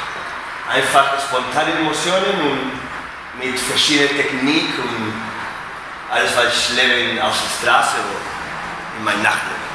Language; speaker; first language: German; non-native, learner; Spanish